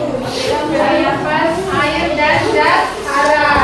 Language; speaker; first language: Indonesian; native; Indonesian